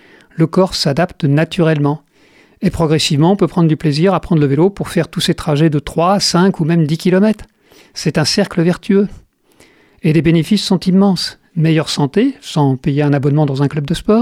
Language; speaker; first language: French; native; French